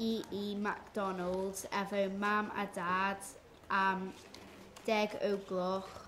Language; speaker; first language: Welsh; non-native, learner; English